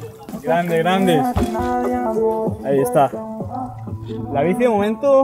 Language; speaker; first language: Spanish; native; Spanish